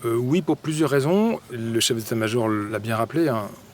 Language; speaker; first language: French; native; French